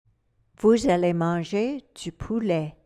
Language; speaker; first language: French; non-native, fluent; English